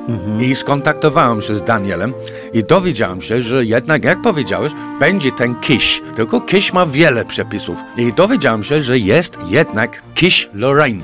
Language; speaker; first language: Polish; non-native, fluent; English